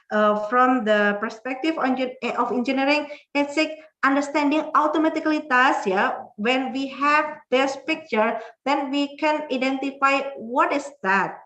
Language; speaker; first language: English; non-native, fluent; Indonesian